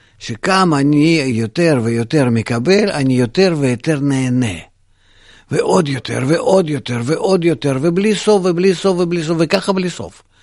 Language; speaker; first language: Hebrew; non-native, fluent; Russian